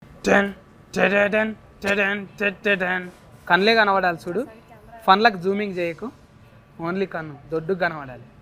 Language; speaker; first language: Telugu; native; Telugu